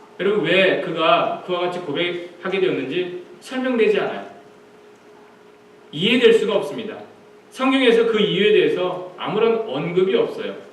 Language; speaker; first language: Korean; native; Korean